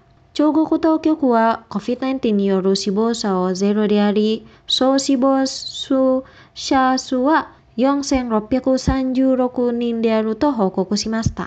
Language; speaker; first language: Japanese; non-native, fluent; Indonesian